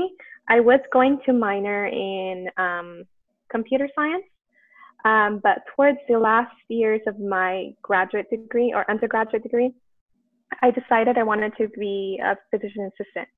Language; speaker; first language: English; native; English